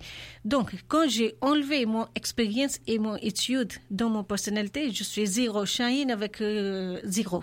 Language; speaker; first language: French; non-native, learner; Urdu